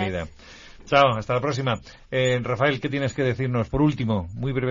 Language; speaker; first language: Spanish; native; Spanish